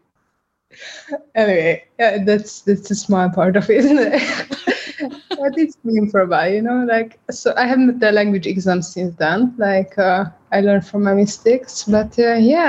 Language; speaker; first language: English; non-native, fluent; Hungarian